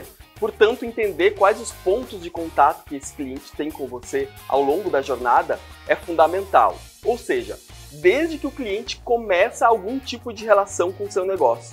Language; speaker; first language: Portuguese; native; Portuguese